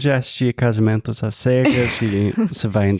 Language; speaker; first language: Portuguese; non-native, fluent; English